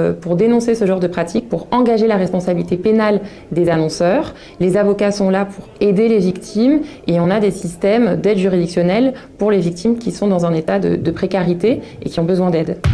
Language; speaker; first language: French; native; French